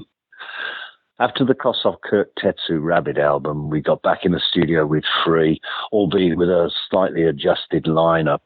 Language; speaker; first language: English; native; English